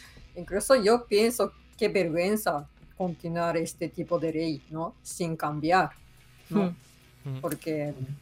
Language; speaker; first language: Spanish; non-native, fluent; Japanese